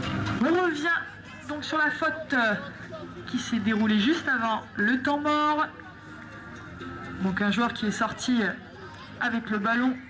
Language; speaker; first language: French; native; French